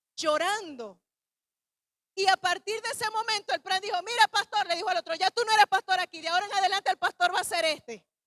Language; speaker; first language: Spanish; native; Spanish